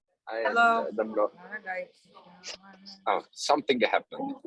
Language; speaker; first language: English; non-native, fluent; Italian